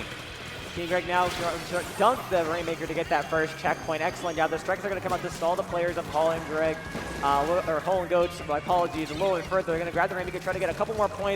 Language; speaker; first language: English; native; English